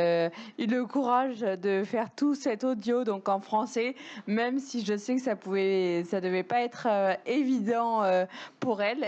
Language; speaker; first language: French; native; French